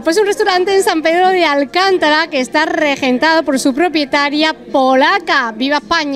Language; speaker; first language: Spanish; native; Spanish